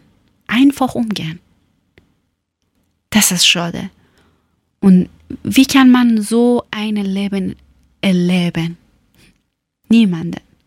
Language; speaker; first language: German; non-native, learner; Persian